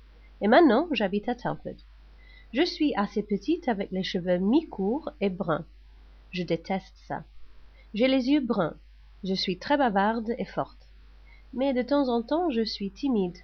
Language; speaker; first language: French; non-native, learner; English